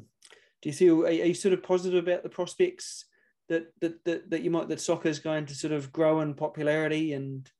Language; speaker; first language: English; native; English